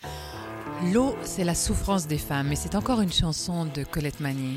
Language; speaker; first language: French; native; French